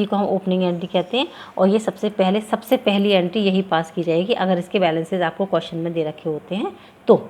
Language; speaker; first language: Hindi; native; Hindi